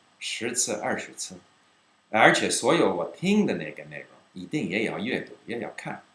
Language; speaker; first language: Chinese; non-native, fluent; English